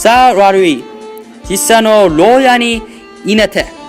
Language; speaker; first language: Japanese; non-native, learner; English